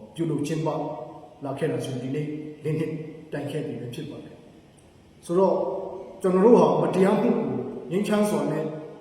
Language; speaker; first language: Burmese; non-native, local second language; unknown